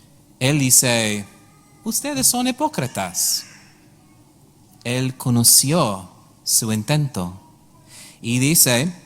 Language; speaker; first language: Spanish; non-native, learner; English